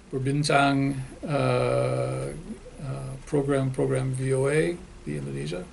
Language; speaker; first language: Indonesian; non-native, learner; English